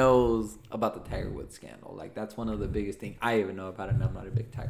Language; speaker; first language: English; non-native, fluent; Spanish